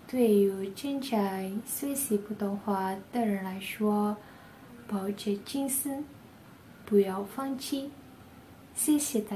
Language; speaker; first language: Chinese; non-native, learner; Indonesian